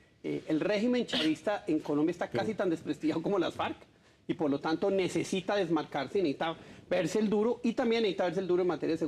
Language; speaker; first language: Spanish; native; Spanish